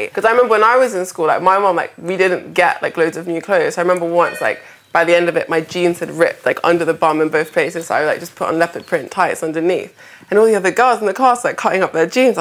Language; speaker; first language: English; native; English